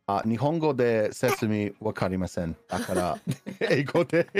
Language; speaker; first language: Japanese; non-native, learner; English